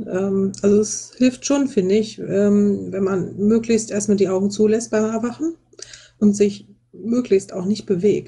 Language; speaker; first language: German; native; German